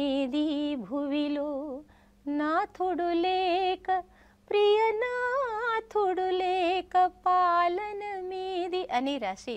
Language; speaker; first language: Telugu; non-native, local second language; Tamil